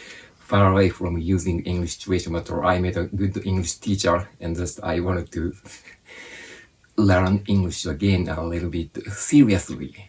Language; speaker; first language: English; non-native, fluent; Japanese